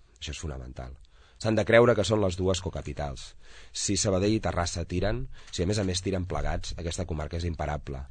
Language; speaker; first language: Catalan; native; Catalan